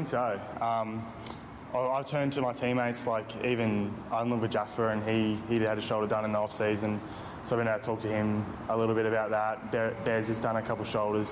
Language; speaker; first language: English; native; English